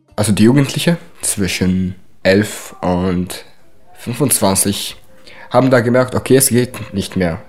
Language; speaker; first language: German; non-native, fluent; Arabic